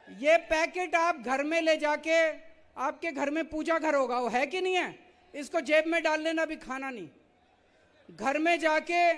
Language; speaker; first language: Hindi; native; Hindi